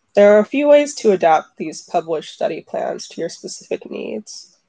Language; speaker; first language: English; native; English